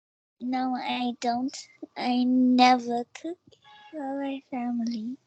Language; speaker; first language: English; non-native, learner; Vietnamese